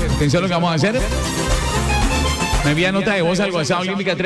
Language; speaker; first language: Spanish; native; Spanish